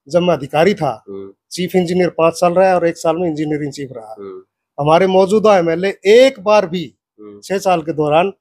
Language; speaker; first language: Hindi; native; Hindi